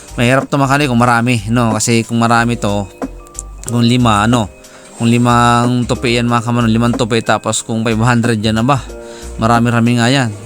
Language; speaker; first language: Filipino; native; Filipino